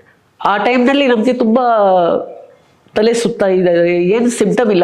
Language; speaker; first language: Kannada; non-native, local second language; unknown